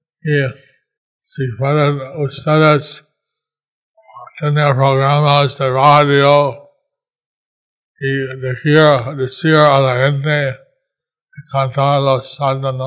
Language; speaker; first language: Spanish; non-native, learner; English